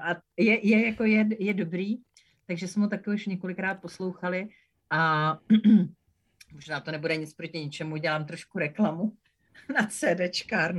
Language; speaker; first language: Czech; native; Czech